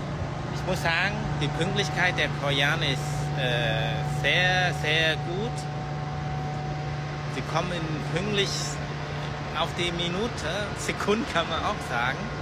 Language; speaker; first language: German; early bilingual, other home language; Vietnamese